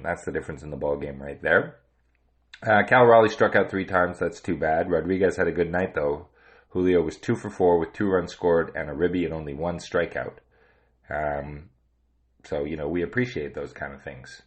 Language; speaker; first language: English; native; English